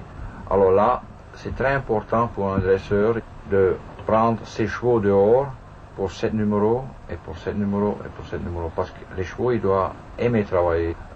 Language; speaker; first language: French; non-native, fluent; German